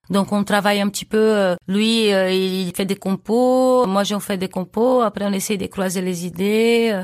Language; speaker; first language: French; non-native, fluent; Portuguese